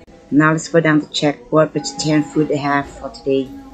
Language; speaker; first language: English; non-native, fluent; Vietnamese